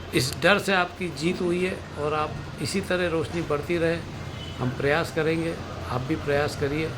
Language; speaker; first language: Hindi; native; Hindi